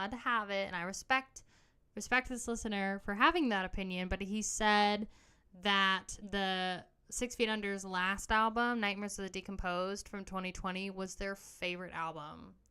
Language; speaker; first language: English; native; English